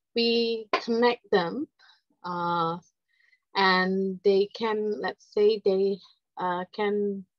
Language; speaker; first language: English; non-native, fluent; Indonesian